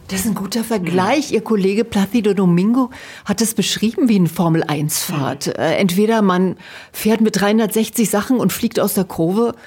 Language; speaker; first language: German; native; German